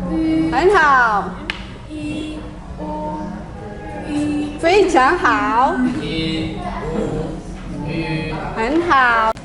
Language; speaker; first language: Chinese; non-native, fluent; Indonesian